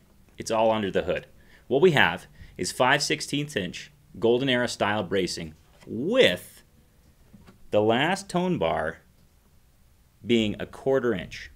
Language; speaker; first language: English; native; English